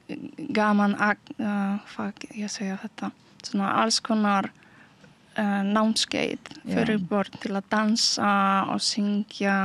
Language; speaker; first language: Icelandic; non-native, learner; Polish